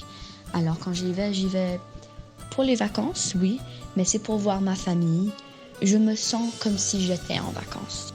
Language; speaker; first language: French; early bilingual, heritage; French